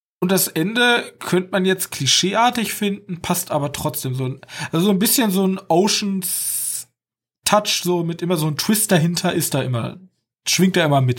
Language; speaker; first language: German; native; German